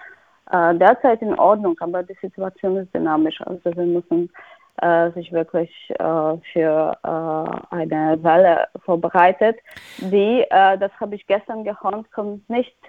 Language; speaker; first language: German; non-native, fluent; Polish